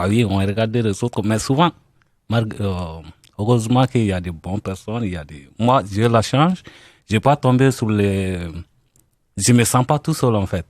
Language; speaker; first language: French; non-native, learner; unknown